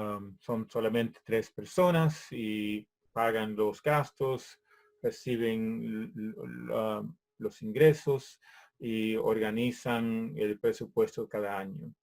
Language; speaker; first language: Spanish; non-native, fluent; English